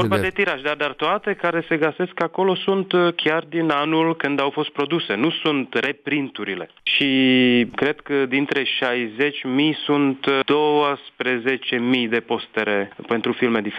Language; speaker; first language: Romanian; non-native, fluent; Czech